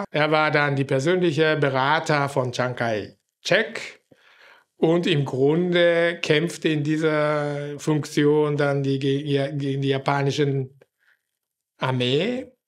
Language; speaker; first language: German; non-native, fluent; Japanese